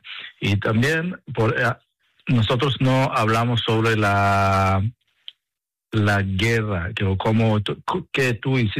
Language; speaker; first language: Spanish; early bilingual, heritage; Spanish